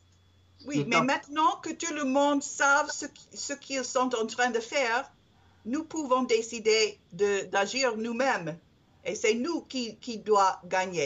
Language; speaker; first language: French; non-native, learner; English